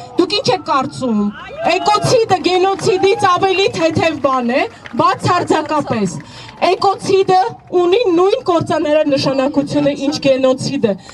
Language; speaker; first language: Armenian; native; Armenian